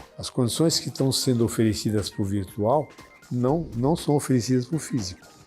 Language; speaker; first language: Portuguese; early bilingual, other home language; Arabic